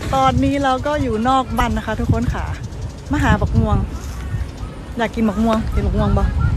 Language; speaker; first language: Thai; native; Thai